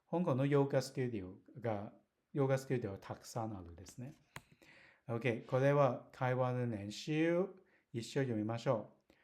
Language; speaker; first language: Japanese; non-native, learner; Cantonese